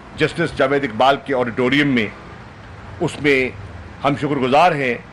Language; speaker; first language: Urdu; non-native, local second language; Saraiki